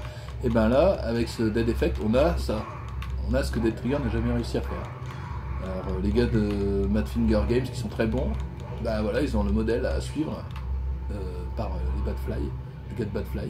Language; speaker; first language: French; native; French